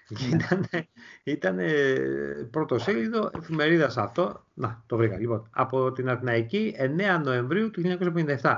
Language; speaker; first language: Greek; native; Greek